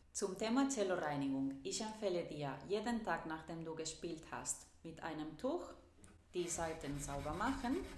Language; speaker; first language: German; non-native, fluent; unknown